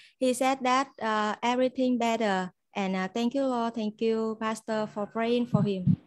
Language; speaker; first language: English; non-native, fluent; Vietnamese